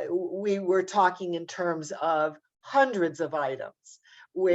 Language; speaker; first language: English; native; English